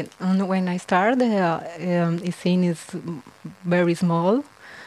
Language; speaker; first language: English; non-native, learner; Spanish